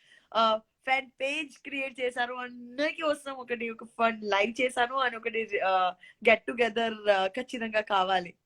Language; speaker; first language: Telugu; non-native, learner; Gujarati